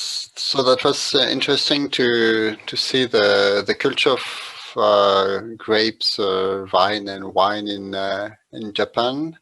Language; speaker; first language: English; non-native, fluent; French